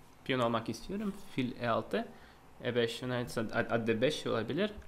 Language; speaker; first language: Turkish; non-native, fluent; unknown